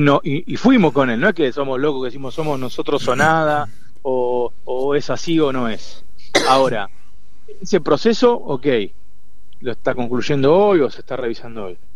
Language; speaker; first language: Spanish; native; Spanish